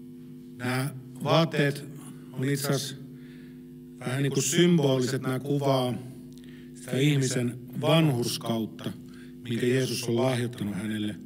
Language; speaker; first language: Finnish; native; Finnish